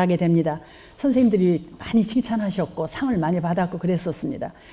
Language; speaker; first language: Korean; native; Korean